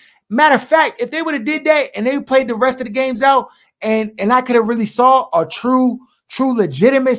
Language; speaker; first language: English; native; English